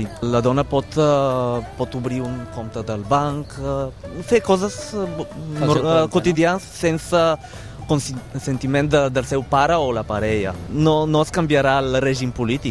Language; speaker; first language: Catalan; non-native, fluent; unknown